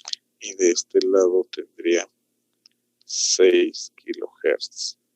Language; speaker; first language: Spanish; native; Spanish